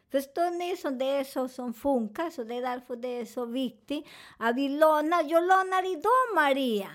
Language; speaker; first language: Swedish; non-native, learner; Spanish